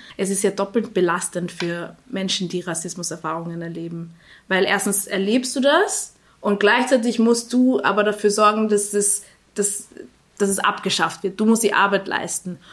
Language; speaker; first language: German; early bilingual, other home language; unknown